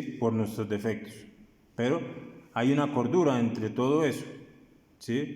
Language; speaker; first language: Spanish; native; Spanish